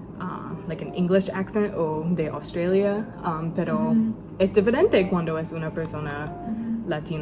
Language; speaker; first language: Spanish; non-native, learner; English